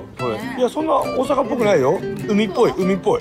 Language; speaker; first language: Japanese; native; Japanese